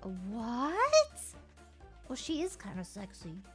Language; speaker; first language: English; native; English